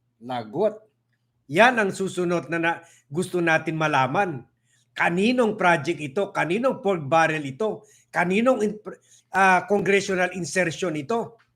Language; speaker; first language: Filipino; native; Filipino